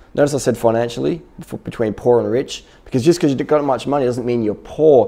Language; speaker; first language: English; native; English